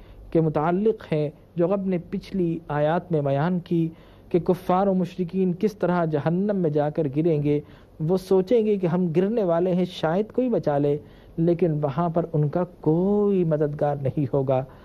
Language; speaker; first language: Urdu; native; Urdu